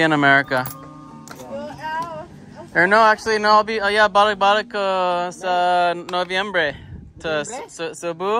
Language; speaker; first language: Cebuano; non-native, learner; English